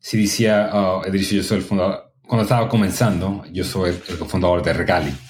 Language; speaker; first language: Spanish; early bilingual, other home language; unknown